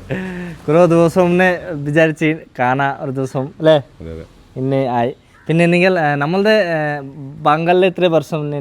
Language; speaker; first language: Malayalam; non-native, learner; Bangla